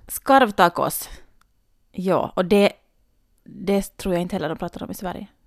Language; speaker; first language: Swedish; native; Swedish